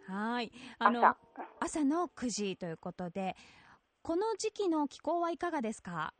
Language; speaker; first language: Japanese; native; Japanese